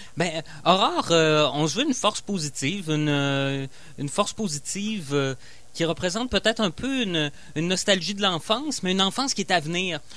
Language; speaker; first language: French; native; French